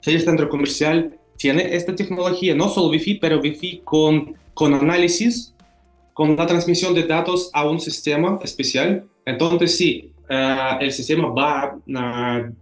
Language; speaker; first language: Spanish; non-native, learner; Russian